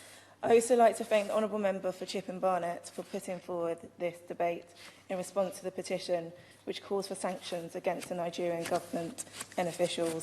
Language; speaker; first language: English; native; English